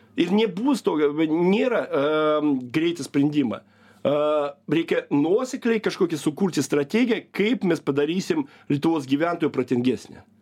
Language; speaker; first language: Lithuanian; non-native, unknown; Russian